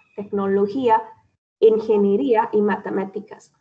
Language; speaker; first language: Spanish; non-native, learner; Malayalam